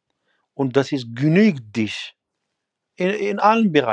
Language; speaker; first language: German; non-native, fluent; Arabic